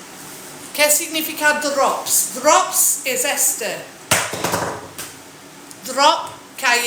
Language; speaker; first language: Spanish; non-native, fluent; English